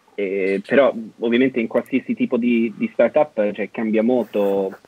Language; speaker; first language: Italian; non-native, fluent; English